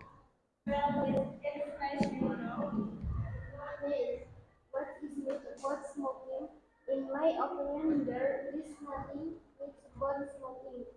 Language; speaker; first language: English; non-native, learner; Indonesian